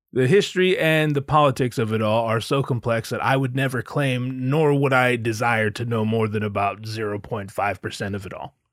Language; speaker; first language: English; native; English